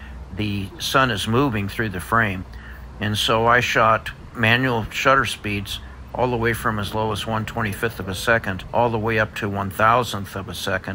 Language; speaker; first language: English; native; English